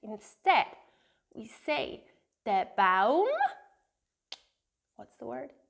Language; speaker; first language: English; non-native, fluent; Swiss German